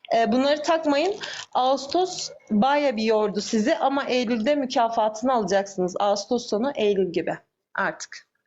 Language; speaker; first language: Turkish; native; Turkish